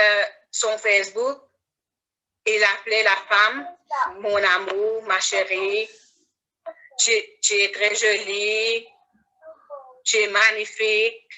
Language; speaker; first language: French; non-native, learner; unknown